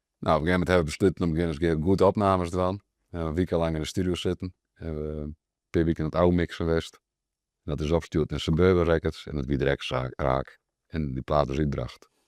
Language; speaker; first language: Dutch; non-native, local second language; Western Frisian